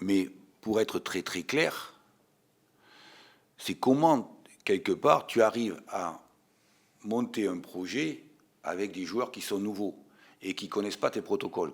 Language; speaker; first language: French; native; French